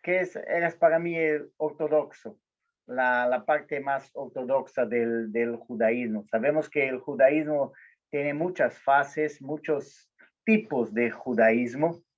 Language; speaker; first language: Spanish; non-native, learner; Portuguese